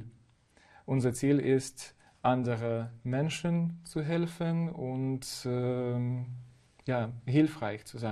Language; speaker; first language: German; non-native, fluent; Ukrainian